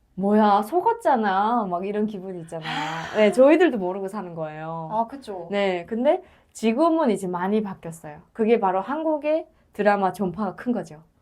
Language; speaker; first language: Korean; native; Korean